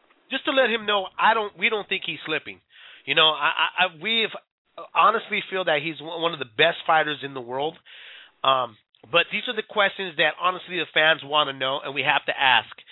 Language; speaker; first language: English; early bilingual, other home language; Spanish